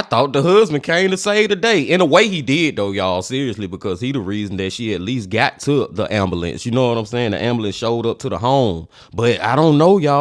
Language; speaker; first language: English; native; English